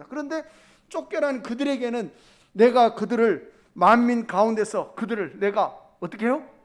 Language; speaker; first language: Korean; native; Korean